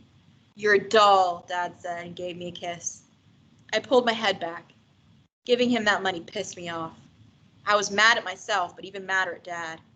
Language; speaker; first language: English; native; English